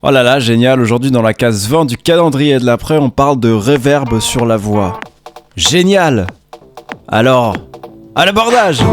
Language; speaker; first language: French; native; French